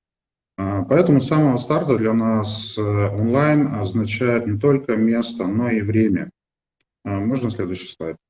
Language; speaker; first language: Russian; native; Russian